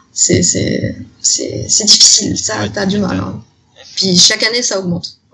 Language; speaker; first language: French; native; French